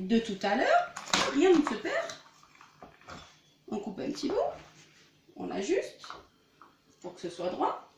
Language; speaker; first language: French; native; French